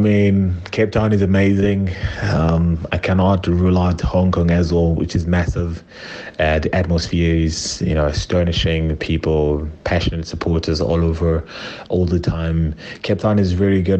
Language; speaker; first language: English; non-native, local second language; Shona